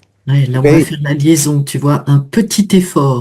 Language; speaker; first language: French; native; French